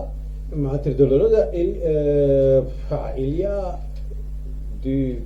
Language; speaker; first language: French; non-native, learner; Croatian